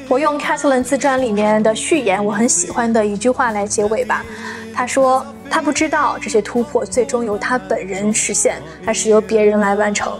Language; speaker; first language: Chinese; native; Chinese